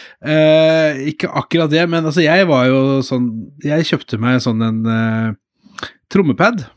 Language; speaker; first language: Norwegian; native; Norwegian